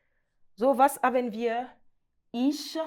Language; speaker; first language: German; non-native, fluent; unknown